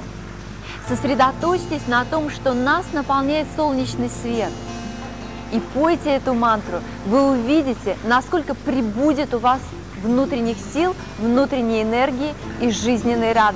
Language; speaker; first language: Russian; native; Russian